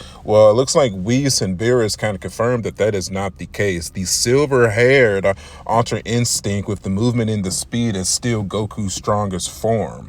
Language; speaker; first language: English; native; English